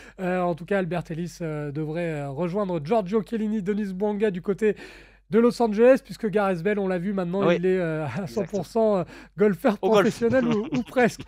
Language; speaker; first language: French; native; French